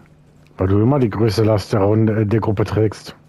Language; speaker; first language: German; native; German